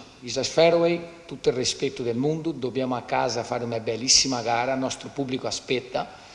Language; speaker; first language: Italian; non-native, fluent; Portuguese